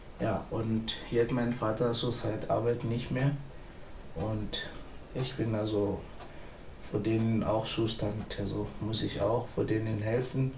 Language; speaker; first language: German; non-native, learner; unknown